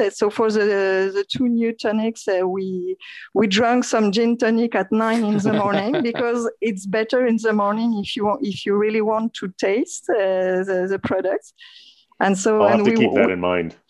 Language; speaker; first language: English; non-native, fluent; French